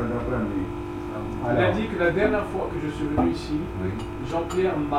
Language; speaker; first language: French; non-native, learner; Portuguese